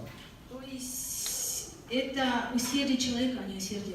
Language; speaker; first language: Russian; native; Russian